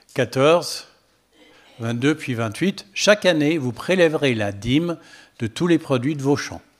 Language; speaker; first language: French; non-native, fluent; English